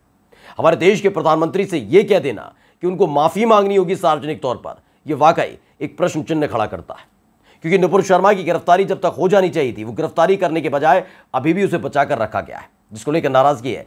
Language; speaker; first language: Hindi; native; Hindi